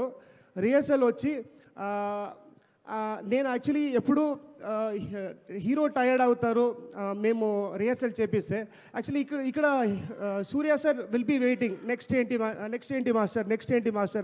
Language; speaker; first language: Telugu; non-native, learner; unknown